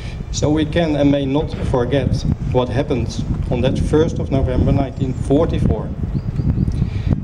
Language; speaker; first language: English; non-native, fluent; Dutch